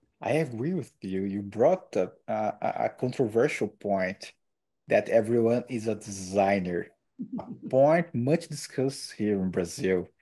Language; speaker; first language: English; non-native, learner; Portuguese